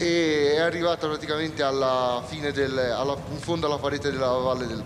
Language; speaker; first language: Italian; native; Italian